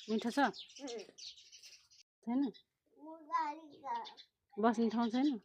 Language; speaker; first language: Nepali; non-native, local second language; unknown